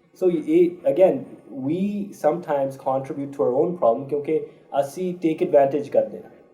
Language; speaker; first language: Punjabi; early bilingual, heritage; Punjabi